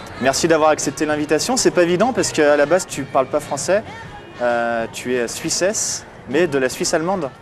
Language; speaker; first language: French; native; French